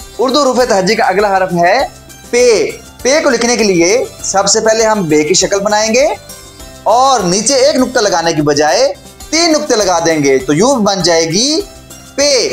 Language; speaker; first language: Urdu; native; Urdu